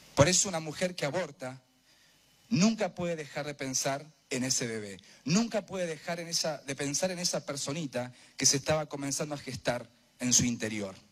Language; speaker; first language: Spanish; native; Spanish